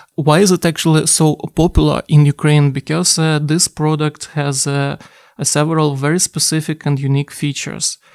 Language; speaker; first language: English; non-native, fluent; Ukrainian